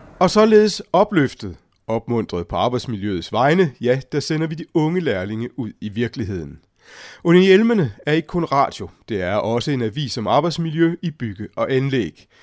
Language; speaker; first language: Danish; native; Danish